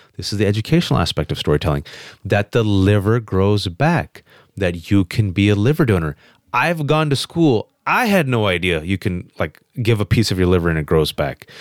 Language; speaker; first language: English; early bilingual, other home language; Urdu